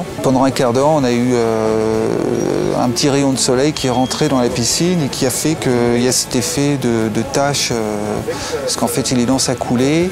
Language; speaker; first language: French; native; French